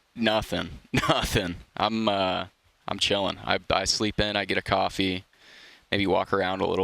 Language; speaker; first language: English; native; English